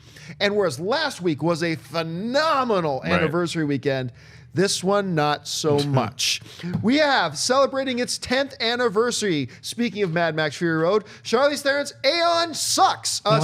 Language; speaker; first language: English; native; English